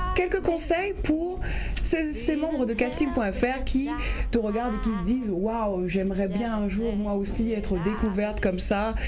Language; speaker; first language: French; native; French